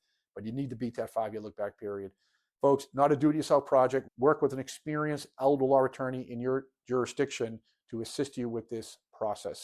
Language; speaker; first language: English; native; English